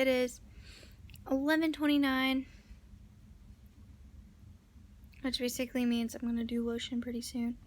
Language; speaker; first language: English; native; English